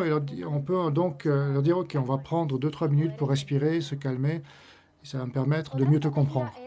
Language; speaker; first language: French; native; French